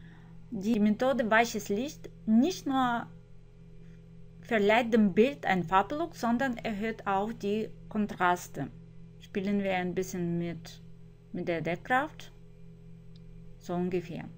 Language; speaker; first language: German; non-native, fluent; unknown